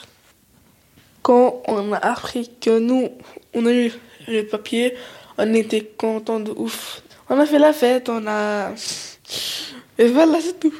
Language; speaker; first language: French; early bilingual, other home language; Arabic